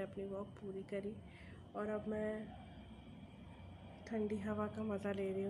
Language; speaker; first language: Hindi; native; Hindi